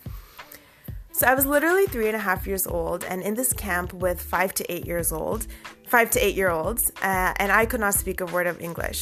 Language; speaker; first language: English; early bilingual, other home language; Urdu